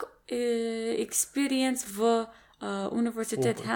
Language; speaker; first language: Russian; non-native, learner; English